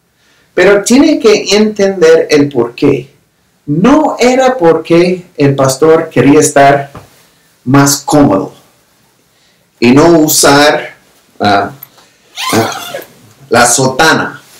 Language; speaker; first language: Spanish; non-native, fluent; English